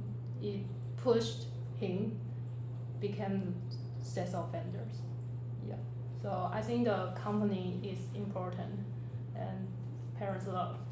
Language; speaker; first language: English; non-native, learner; Chinese